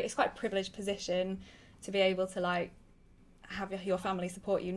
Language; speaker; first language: English; native; English